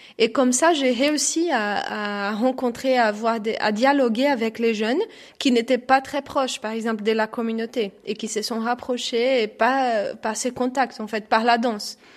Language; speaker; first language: French; non-native, fluent; Portuguese